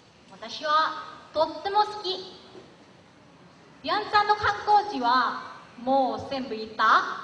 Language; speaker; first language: Japanese; non-native, learner; Lao